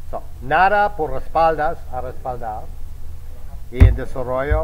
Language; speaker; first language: Spanish; non-native, fluent; English